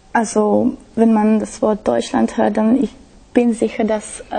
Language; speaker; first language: German; non-native, fluent; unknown